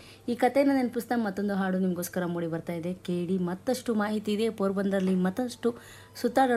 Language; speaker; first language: Kannada; native; Kannada